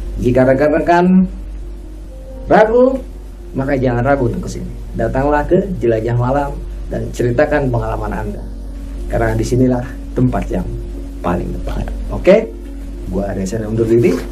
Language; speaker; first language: Indonesian; native; Indonesian